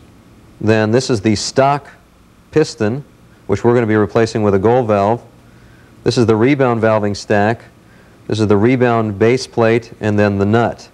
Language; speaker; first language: English; native; English